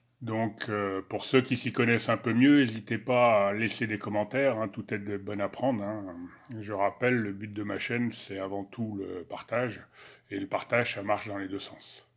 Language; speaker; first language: French; native; French